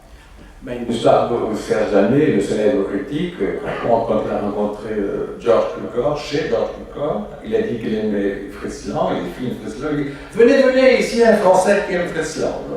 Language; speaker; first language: French; non-native, fluent; Portuguese